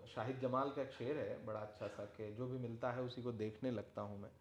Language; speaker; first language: Hindi; native; Hindi